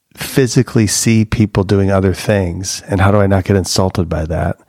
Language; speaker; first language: English; native; English